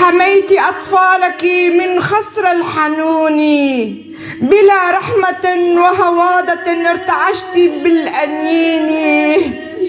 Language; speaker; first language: Arabic; non-native, local second language; Kurdish